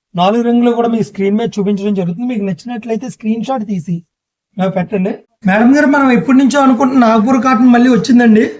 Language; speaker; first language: Telugu; native; Telugu